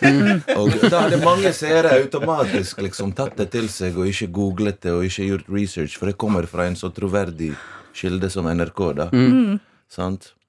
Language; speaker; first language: Norwegian; early bilingual, other home language; Bosnian